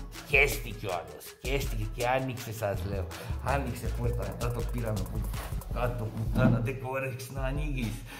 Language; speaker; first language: Greek; non-native, fluent; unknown